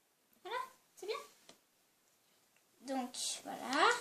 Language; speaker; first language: French; native; French